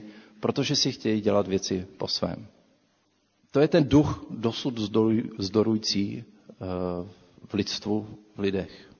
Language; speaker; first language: Czech; native; Czech